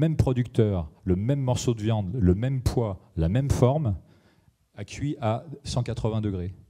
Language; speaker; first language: French; native; French